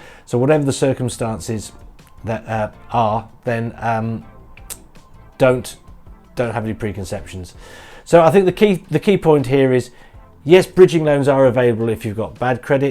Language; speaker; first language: English; native; English